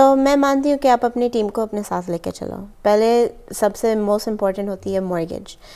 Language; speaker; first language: Hindi; early bilingual, heritage; Hindi